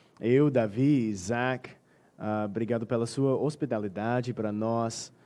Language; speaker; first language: Portuguese; non-native, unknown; English